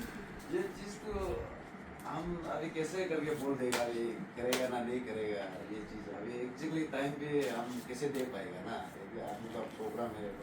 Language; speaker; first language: Hindi; non-native, local second language; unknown